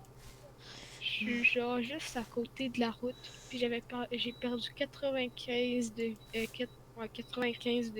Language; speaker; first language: French; native; French